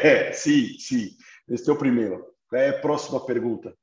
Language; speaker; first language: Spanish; non-native, fluent; Portuguese